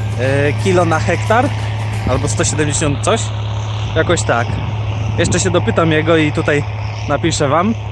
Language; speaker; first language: Polish; native; Polish